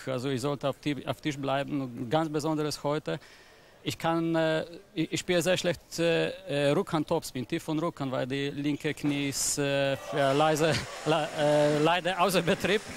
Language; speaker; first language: German; non-native, fluent; Polish